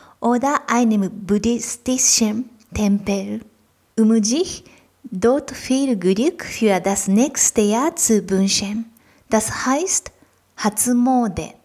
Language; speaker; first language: German; non-native, fluent; Japanese